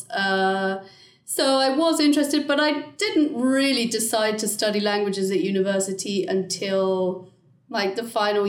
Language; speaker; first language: English; native; English